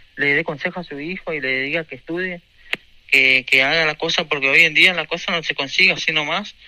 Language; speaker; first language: Spanish; native; Spanish